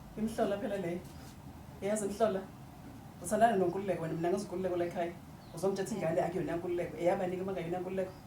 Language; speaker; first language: Zulu; native; Zulu